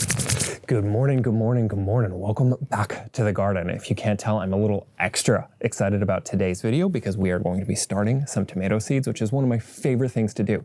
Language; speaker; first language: English; native; English